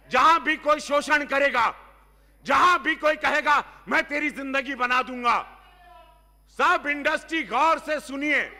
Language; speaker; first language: Hindi; native; Hindi